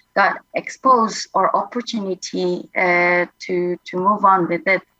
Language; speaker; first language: English; non-native, fluent; Indonesian